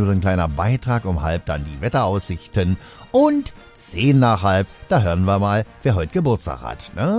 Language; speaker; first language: German; native; German